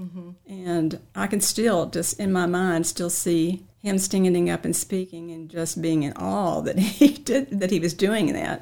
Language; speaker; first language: English; native; English